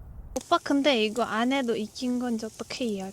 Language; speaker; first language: Korean; non-native, fluent; Turkish